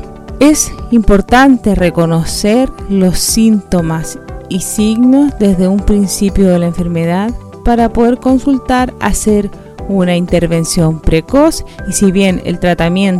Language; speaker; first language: Spanish; native; Spanish